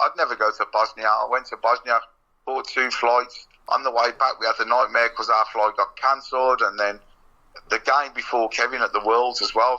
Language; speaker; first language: English; native; English